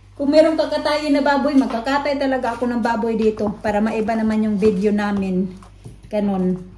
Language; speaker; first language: Filipino; native; Filipino